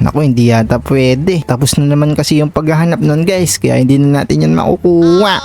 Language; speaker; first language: Filipino; native; Filipino